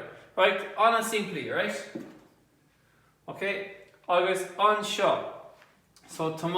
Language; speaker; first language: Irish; non-native, local second language; English